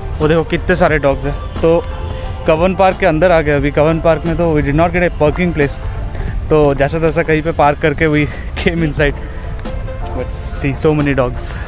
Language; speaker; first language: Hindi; non-native, local second language; Bangla